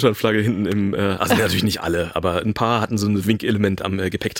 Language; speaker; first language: German; native; German